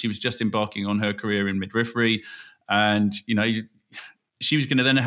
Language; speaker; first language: English; native; English